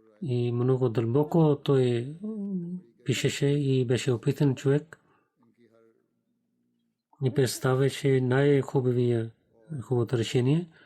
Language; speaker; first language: Bulgarian; non-native, learner; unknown